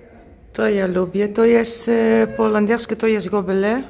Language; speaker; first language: Polish; non-native, learner; Dutch